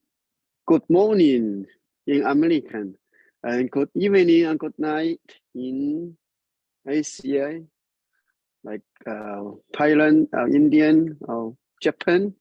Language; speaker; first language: English; non-native, learner; Chinese